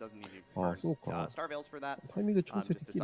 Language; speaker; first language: Japanese; native; Japanese